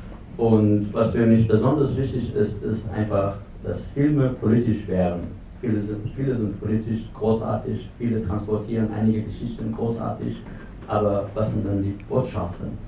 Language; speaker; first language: German; non-native, fluent; Persian